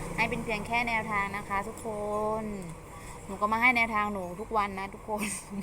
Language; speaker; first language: Thai; native; Thai